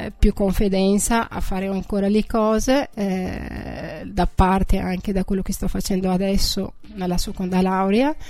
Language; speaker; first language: Italian; non-native, fluent; Arabic